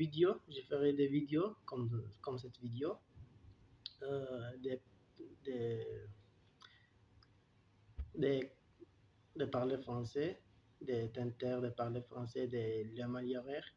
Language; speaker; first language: French; non-native, learner; Turkish